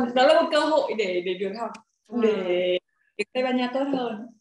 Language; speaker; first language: Vietnamese; native; Vietnamese